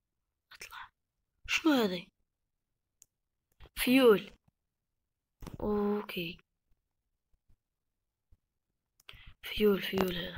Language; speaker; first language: Arabic; native; Arabic